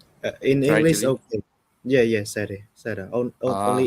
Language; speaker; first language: English; non-native, fluent; Khmer